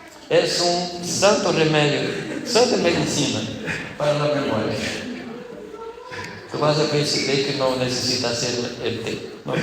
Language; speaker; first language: Spanish; non-native, fluent; Portuguese